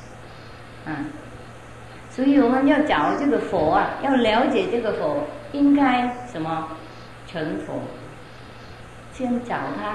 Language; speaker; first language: Chinese; non-native, fluent; Vietnamese